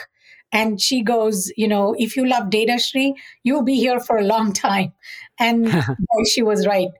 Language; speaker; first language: English; non-native, local second language; Tamil